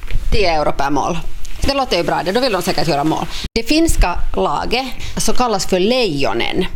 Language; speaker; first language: Swedish; native; Swedish